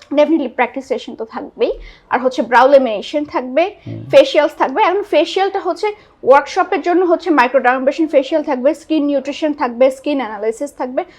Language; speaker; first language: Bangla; native; Bangla